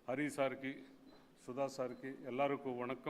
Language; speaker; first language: Tamil; non-native, learner; Telugu